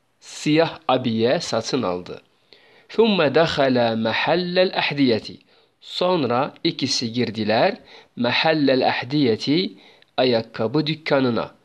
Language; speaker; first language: Arabic; non-native, fluent; Turkish